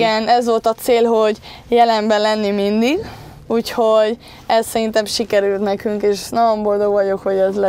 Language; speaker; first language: Hungarian; early bilingual, heritage; Spanish